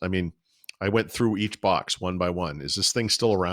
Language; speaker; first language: English; native; English